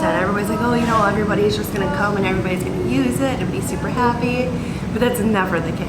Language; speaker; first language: English; native; English